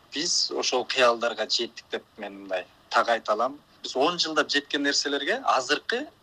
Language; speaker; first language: Kyrgyz; native; Kyrgyz